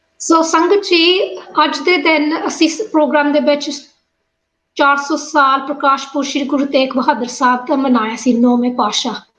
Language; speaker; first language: Punjabi; early bilingual, heritage; Punjabi